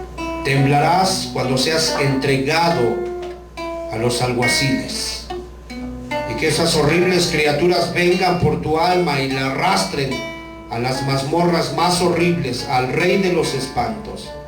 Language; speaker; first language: Spanish; native; Spanish